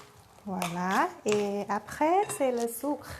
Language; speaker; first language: French; non-native, fluent; Thai